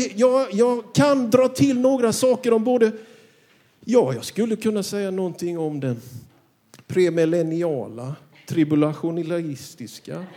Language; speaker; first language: Swedish; native; Swedish